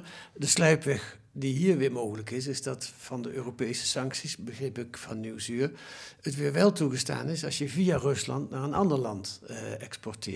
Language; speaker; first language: Dutch; native; Dutch